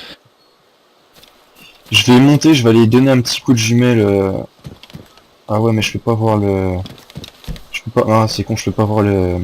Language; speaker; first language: French; native; French